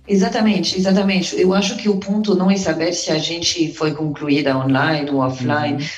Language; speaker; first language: Portuguese; non-native, fluent; French